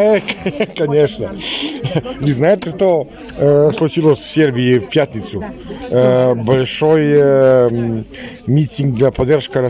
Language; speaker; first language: Russian; non-native, learner; Serbian